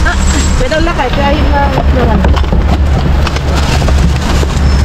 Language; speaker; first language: Spanish; non-native, fluent; Filipino